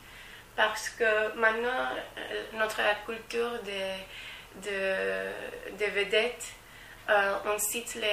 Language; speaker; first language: French; non-native, fluent; English